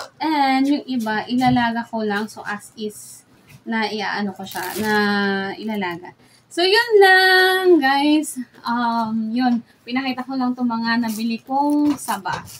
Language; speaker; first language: Filipino; native; Filipino